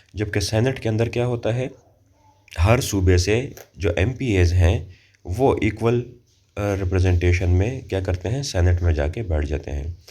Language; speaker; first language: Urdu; native; Urdu